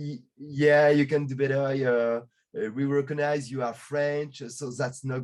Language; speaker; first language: English; non-native, learner; French